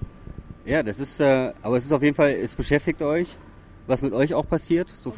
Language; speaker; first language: German; native; German